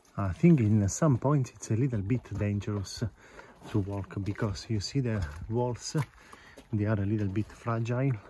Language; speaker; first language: English; non-native, fluent; Italian